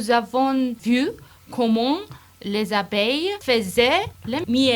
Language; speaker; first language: French; non-native, learner; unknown